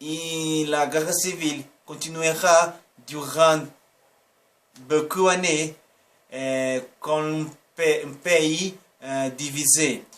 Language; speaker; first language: French; non-native, learner; Portuguese